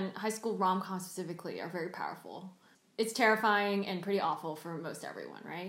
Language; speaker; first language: English; early bilingual, other home language; Cantonese